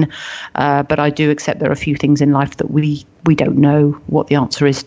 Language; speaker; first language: English; native; English